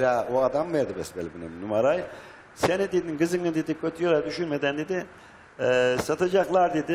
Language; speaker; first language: Turkish; native; Turkish